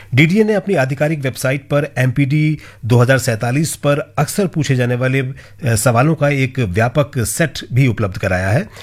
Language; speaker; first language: Hindi; native; Hindi